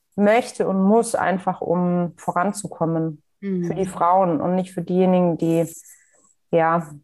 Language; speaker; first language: German; native; German